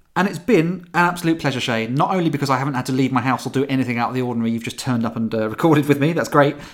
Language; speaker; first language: English; native; English